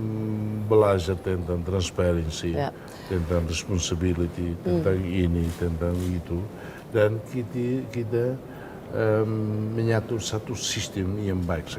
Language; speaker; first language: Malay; non-native, fluent; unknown